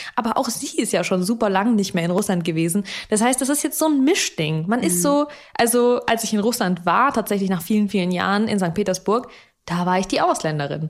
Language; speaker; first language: German; early bilingual, other home language; Russian